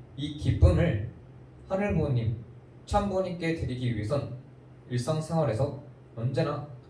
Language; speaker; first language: Korean; native; Korean